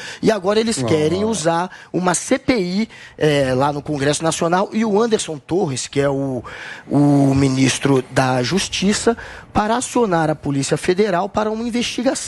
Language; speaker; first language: Portuguese; native; Portuguese